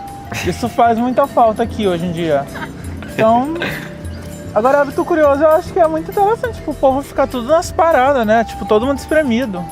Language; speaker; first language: Portuguese; native; Portuguese